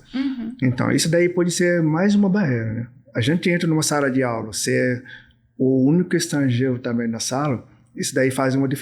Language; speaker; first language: Portuguese; non-native, fluent; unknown